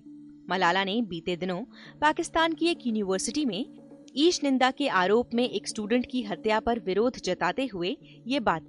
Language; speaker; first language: Hindi; native; Hindi